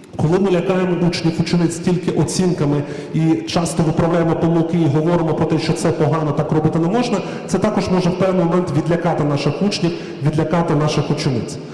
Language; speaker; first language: Ukrainian; native; Ukrainian